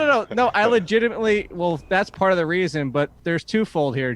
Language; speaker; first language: English; native; English